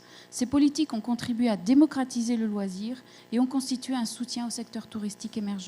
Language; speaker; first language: French; native; French